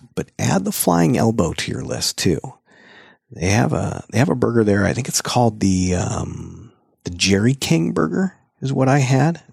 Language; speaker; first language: English; native; English